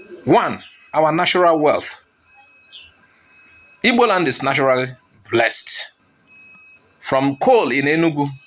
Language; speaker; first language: English; non-native, local second language; Igbo